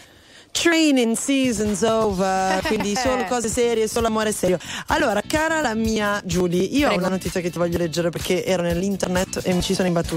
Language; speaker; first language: Italian; native; Italian